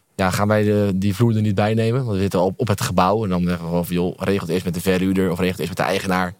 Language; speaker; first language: Dutch; native; Dutch